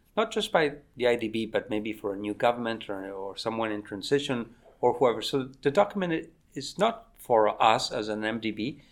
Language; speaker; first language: English; non-native, fluent; Spanish